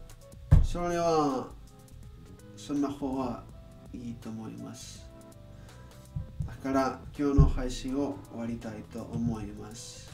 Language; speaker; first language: Japanese; non-native, learner; English